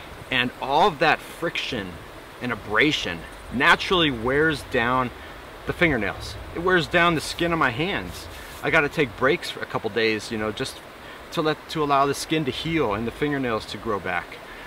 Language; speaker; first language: English; native; English